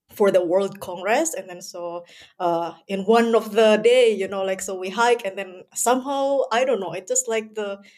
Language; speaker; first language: English; non-native, fluent; Indonesian